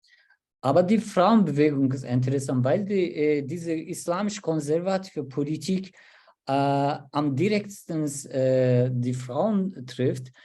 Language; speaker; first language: German; non-native, learner; Turkish